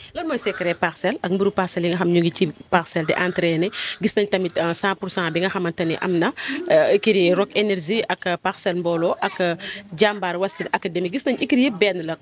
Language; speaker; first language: Wolof; native; Wolof